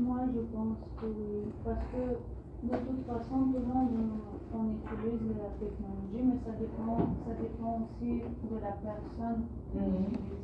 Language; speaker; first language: French; non-native, learner; Bulgarian